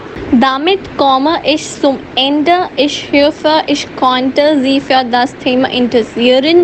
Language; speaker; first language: German; non-native, fluent; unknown